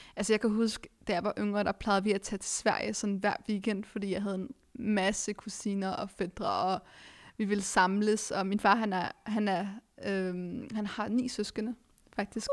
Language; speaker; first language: Danish; early bilingual, other home language; Arabic